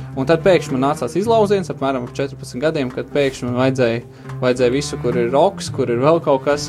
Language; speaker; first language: Latvian; native; Latvian